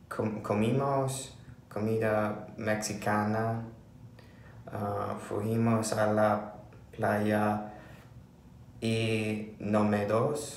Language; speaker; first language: Spanish; non-native, learner; English